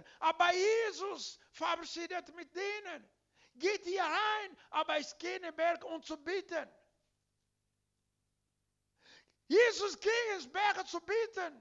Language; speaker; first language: German; non-native, learner; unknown